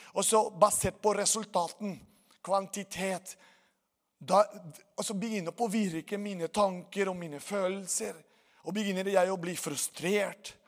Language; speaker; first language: Norwegian; non-native, fluent; Portuguese